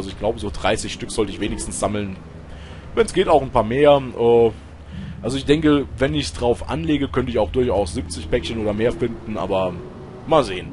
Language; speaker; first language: German; native; German